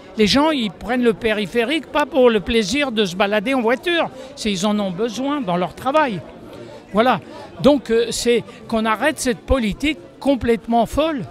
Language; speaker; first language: French; native; French